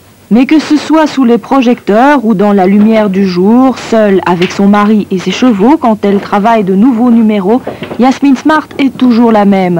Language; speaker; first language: French; native; French